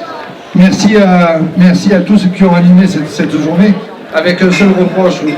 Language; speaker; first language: French; native; French